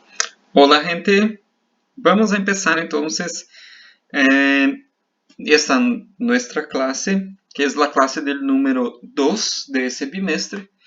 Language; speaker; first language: Spanish; non-native, fluent; Portuguese